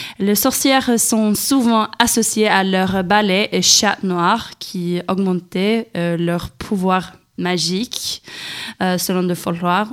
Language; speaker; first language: French; non-native, fluent; Swedish